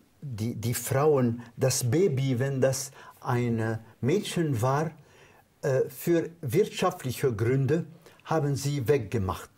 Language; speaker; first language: German; non-native, fluent; Arabic